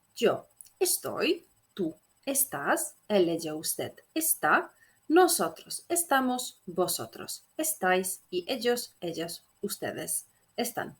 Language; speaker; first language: Spanish; non-native, fluent; Polish